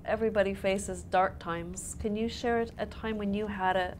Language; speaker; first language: English; native; English